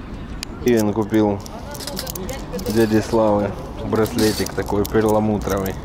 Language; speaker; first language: Russian; native; Russian